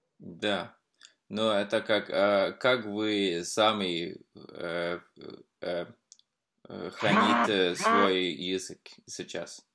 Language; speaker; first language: Russian; non-native, fluent; Norwegian